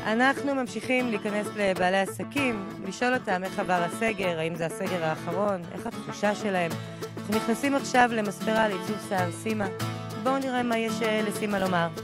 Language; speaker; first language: Hebrew; native; Hebrew